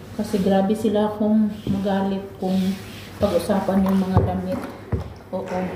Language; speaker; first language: Filipino; non-native, local second language; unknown